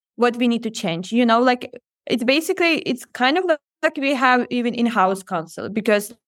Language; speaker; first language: English; non-native, fluent; Ukrainian